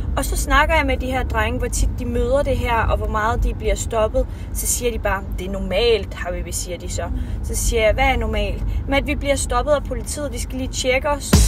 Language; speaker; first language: Danish; early bilingual, other home language; Kurdish